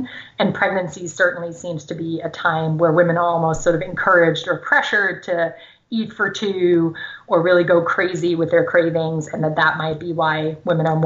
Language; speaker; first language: English; non-native, fluent; German